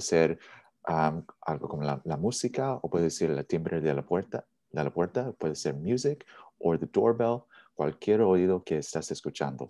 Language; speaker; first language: Spanish; non-native, learner; English